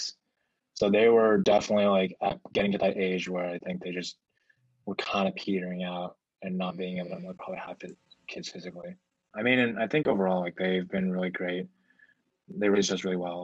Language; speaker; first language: English; early bilingual, other home language; Chinese